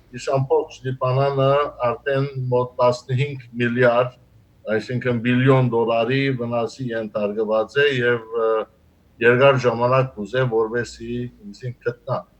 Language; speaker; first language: Armenian; early bilingual, heritage; Armenian